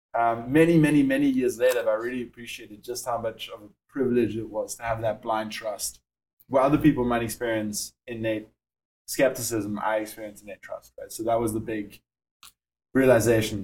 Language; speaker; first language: English; native; English